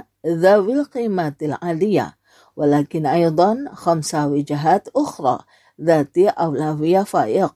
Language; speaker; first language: Arabic; non-native, fluent; Indonesian